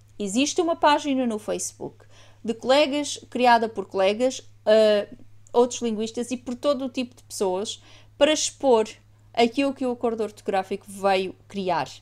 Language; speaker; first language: Portuguese; native; Portuguese